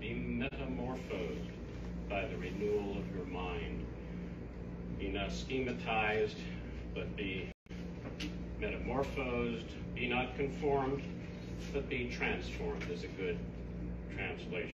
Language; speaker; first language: English; native; English